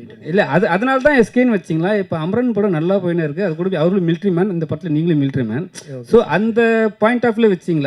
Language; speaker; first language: Tamil; native; Tamil